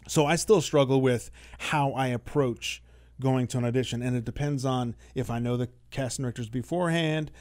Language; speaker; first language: English; native; English